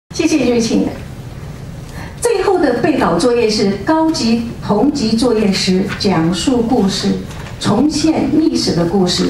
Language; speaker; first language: Chinese; native; Chinese